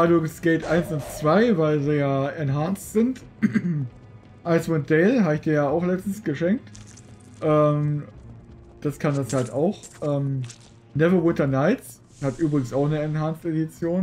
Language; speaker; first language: German; native; German